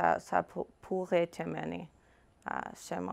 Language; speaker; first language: French; non-native, fluent; English